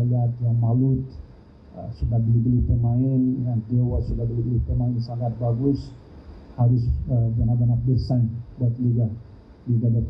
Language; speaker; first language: Indonesian; non-native, fluent; Thai